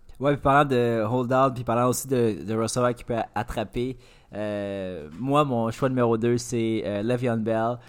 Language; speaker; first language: French; native; French